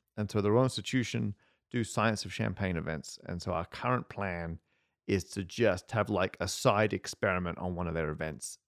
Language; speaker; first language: English; native; English